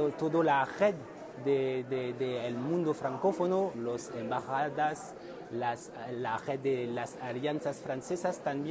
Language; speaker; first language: Spanish; non-native, fluent; French